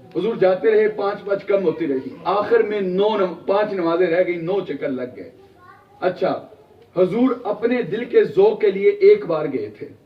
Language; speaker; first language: Urdu; non-native, local second language; Punjabi